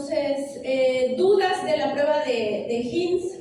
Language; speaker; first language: Spanish; native; Spanish